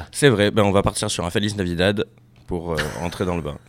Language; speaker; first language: French; native; French